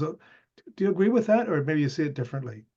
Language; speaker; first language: English; native; English